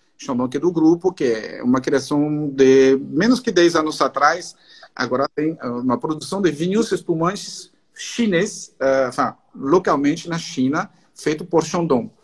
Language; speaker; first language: Portuguese; non-native, fluent; French